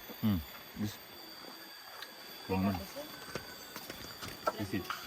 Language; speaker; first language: English; non-native, learner; Indonesian